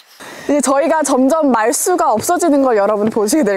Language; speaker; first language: Korean; native; Korean